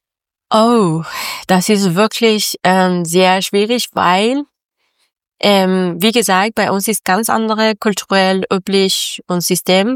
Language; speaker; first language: German; non-native, learner; Persian